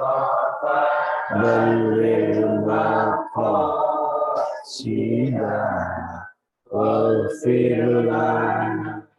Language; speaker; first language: Arabic; non-native, fluent; Javanese